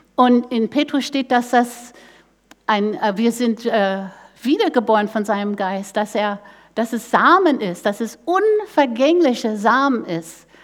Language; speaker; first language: German; non-native, fluent; English